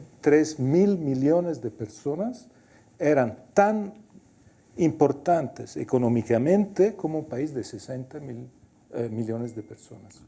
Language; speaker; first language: Spanish; non-native, fluent; Italian